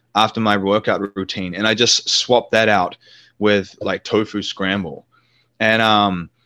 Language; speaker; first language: English; native; English